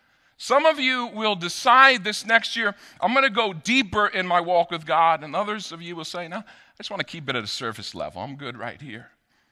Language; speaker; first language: English; native; English